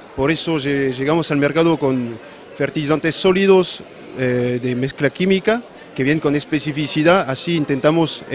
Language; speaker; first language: Spanish; non-native, fluent; French